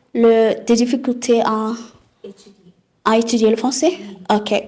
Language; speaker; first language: French; non-native, fluent; Southern Sotho